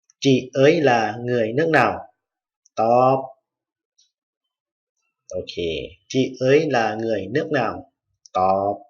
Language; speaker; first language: Vietnamese; non-native, fluent; Thai